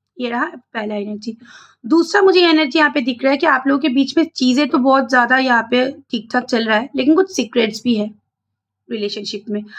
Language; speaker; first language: Hindi; non-native, local second language; Bangla